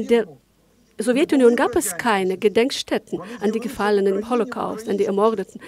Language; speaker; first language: German; non-native, fluent; Ukrainian